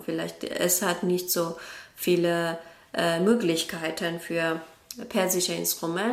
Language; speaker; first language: German; non-native, learner; Persian